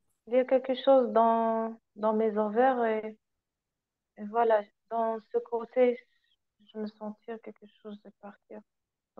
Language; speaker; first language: French; non-native, learner; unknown